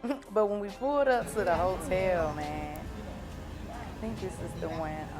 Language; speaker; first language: English; native; English